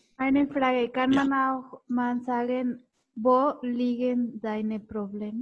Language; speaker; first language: German; non-native, learner; Spanish